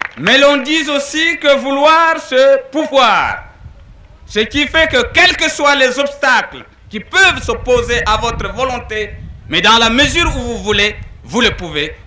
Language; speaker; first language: French; non-native, local second language; Kongo